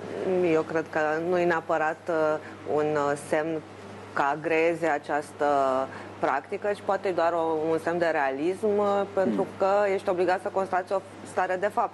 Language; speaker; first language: Romanian; non-native, fluent; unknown